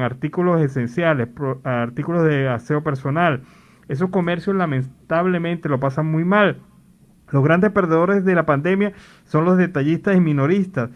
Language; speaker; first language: Spanish; native; Spanish